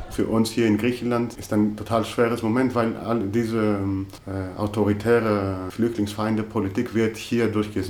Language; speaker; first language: German; non-native, fluent; Greek